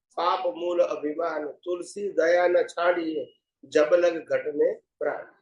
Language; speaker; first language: Hindi; non-native, local second language; Gujarati